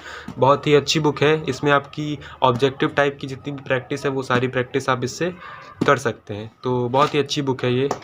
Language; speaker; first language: Hindi; native; Hindi